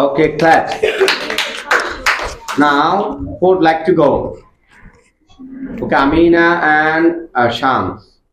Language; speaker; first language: English; non-native, learner; Bangla